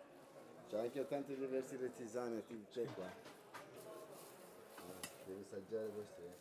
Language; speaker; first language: Italian; non-native, learner; Turkish